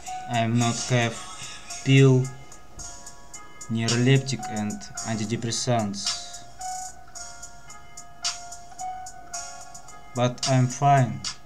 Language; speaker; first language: English; non-native, learner; Russian